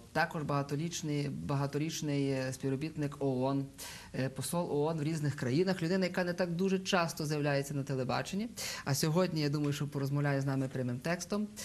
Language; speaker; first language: Ukrainian; native; Ukrainian